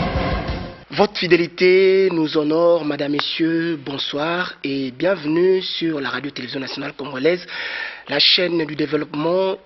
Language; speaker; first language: French; non-native, local second language; Lingala